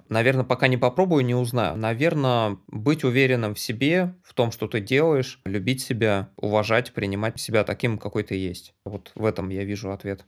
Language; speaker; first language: Russian; native; Russian